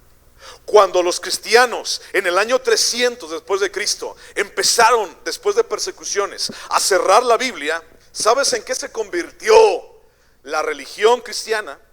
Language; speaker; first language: Spanish; native; Spanish